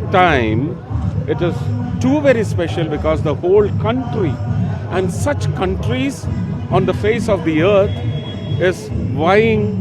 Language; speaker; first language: English; non-native, local second language; Malayalam